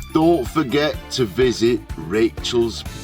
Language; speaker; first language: English; native; English